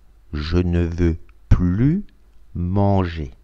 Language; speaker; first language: French; non-native, fluent; Russian